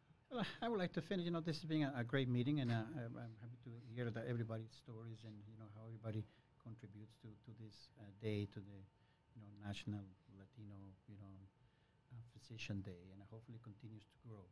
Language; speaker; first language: English; non-native, fluent; Spanish